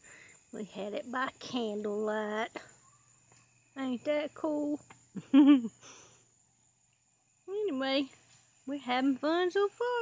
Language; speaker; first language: English; native; English